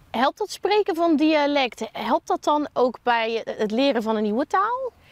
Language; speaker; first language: Dutch; native; Dutch